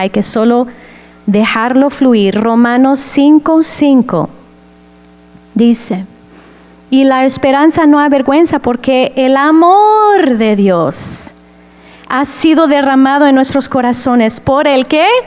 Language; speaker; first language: Spanish; non-native, fluent; English